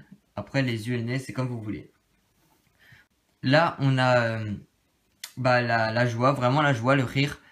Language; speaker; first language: French; native; French